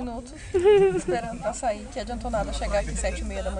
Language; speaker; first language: Portuguese; native; Portuguese